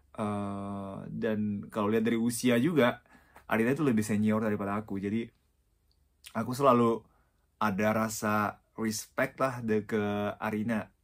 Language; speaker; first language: Indonesian; non-native, fluent; Japanese